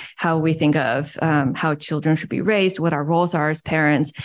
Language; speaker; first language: English; early bilingual, other home language; Chinese